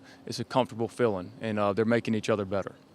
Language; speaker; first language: English; native; English